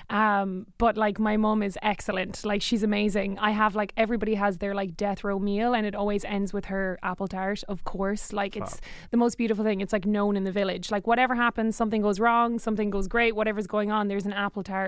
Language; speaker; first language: English; native; English